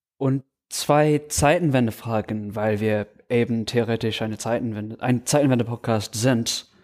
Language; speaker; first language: German; non-native, fluent; English